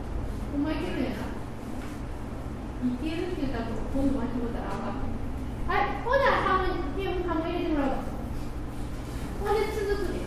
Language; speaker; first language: Japanese; native; Japanese